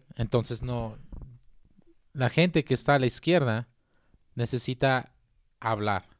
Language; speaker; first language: Spanish; early bilingual, heritage; Spanish